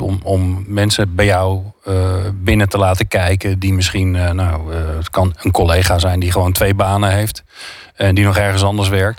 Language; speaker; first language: Dutch; native; Dutch